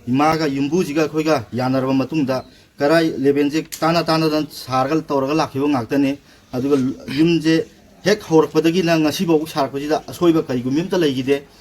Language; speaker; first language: Manipuri; native; Manipuri